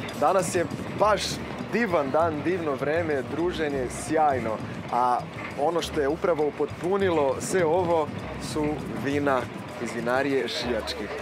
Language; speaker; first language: Serbian; non-native, fluent; Portuguese